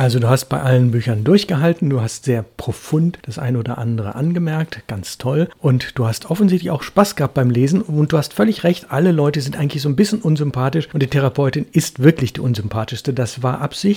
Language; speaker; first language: German; native; German